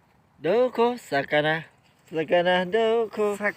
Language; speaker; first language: Japanese; non-native, learner; Lao